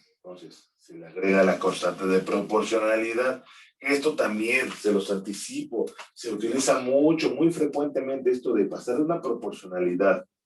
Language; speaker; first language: Spanish; native; Spanish